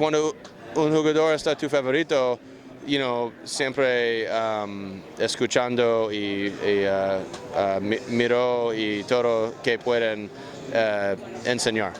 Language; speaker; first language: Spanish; non-native, learner; English